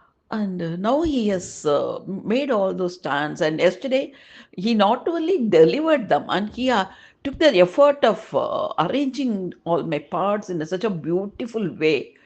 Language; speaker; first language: English; non-native, local second language; Tamil